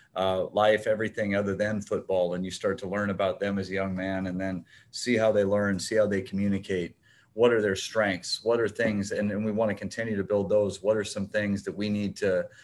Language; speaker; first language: English; native; English